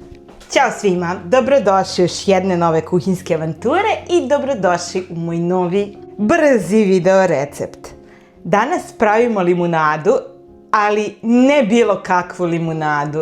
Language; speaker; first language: Serbian; native; Serbian